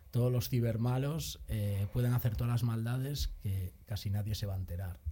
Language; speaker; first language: Spanish; native; Spanish